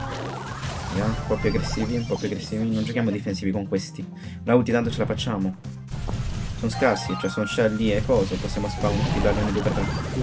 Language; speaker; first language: Italian; native; Italian